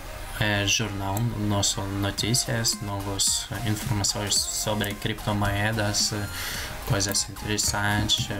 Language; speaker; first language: Portuguese; non-native, learner; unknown